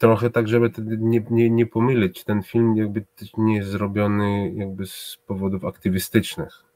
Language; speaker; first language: Polish; non-native, fluent; Hebrew